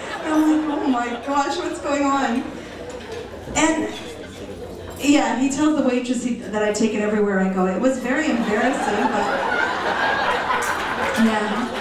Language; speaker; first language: English; early bilingual, other home language; Greek